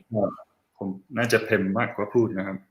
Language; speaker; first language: Thai; non-native, fluent; English